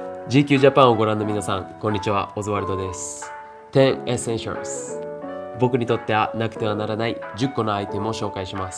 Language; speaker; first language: Japanese; native; Japanese